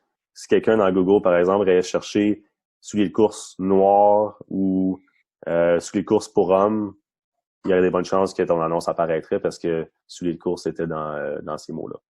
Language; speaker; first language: French; non-native, local second language; English